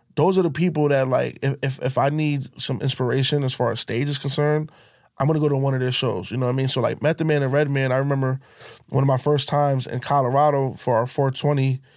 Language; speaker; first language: English; native; English